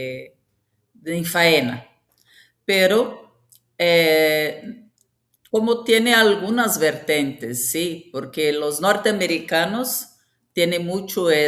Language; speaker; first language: Spanish; non-native, fluent; Portuguese